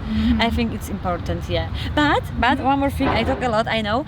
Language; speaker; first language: English; non-native, fluent; Polish